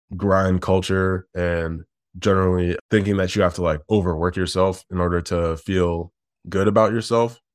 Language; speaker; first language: English; native; English